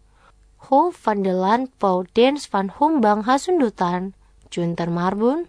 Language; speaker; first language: Dutch; non-native, fluent; Indonesian